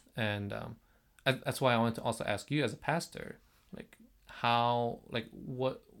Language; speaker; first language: English; non-native, fluent; Korean